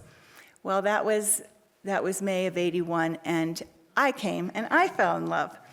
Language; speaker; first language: English; native; English